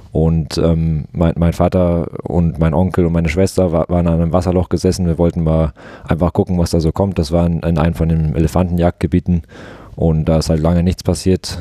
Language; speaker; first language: German; native; German